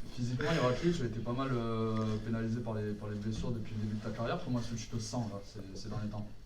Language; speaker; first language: French; native; French